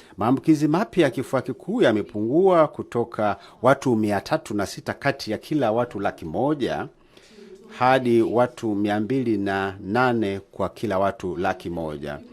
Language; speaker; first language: Swahili; native; Swahili